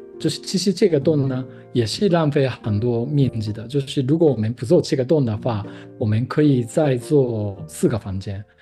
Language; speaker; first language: Chinese; non-native, fluent; Japanese